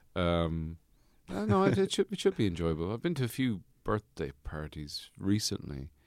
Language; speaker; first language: English; native; English